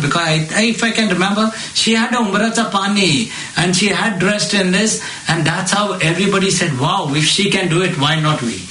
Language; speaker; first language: English; non-native, local second language; Marathi